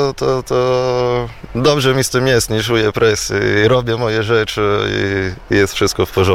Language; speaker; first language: Polish; non-native, fluent; Italian